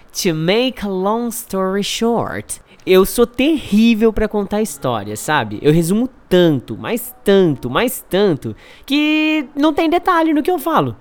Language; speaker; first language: Portuguese; native; Portuguese